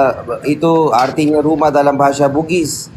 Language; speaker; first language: Indonesian; non-native, learner; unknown